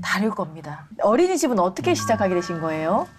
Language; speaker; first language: Korean; native; Korean